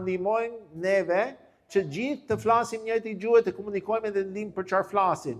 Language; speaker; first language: Albanian; non-native, fluent; English